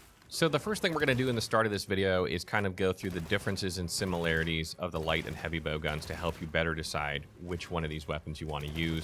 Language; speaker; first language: English; native; English